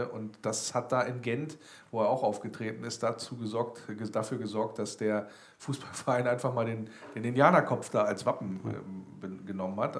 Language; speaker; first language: German; native; German